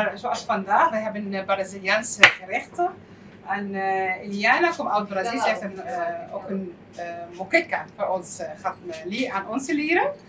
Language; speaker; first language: Dutch; non-native, learner; Arabic